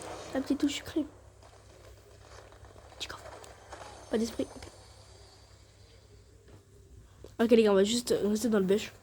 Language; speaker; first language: French; native; French